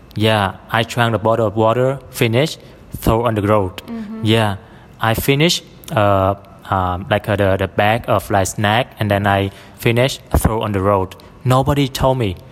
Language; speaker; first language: English; non-native, fluent; Vietnamese